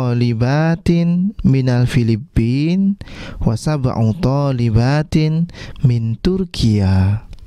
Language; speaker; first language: Arabic; non-native, fluent; Indonesian